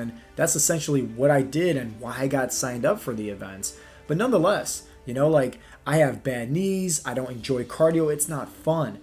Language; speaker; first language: English; native; English